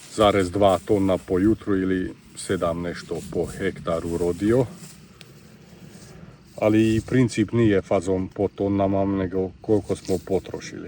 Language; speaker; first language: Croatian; non-native, local second language; Hungarian